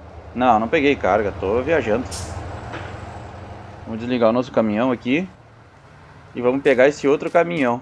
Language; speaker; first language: Portuguese; native; Portuguese